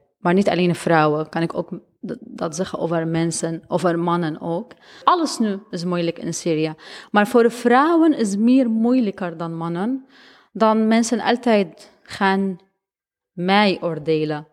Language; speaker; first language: Dutch; non-native, learner; Arabic